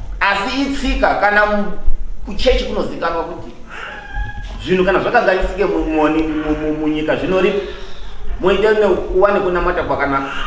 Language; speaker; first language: Shona; native; Shona